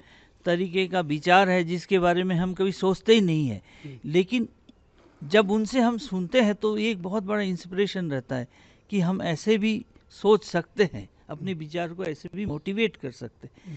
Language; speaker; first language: Hindi; native; Hindi